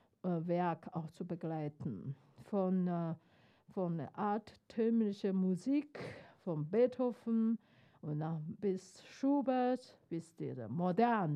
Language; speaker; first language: German; non-native, fluent; Chinese